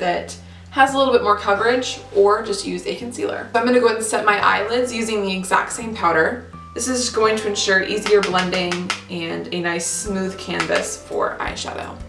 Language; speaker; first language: English; native; English